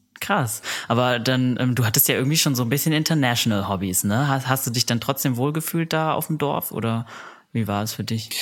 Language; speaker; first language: German; native; German